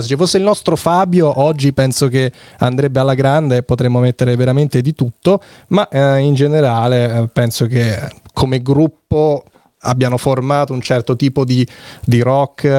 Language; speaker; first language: Italian; native; Italian